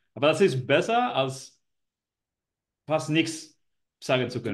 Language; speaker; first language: German; non-native, learner; Spanish